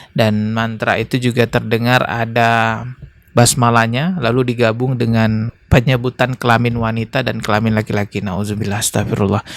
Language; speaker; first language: Indonesian; native; Indonesian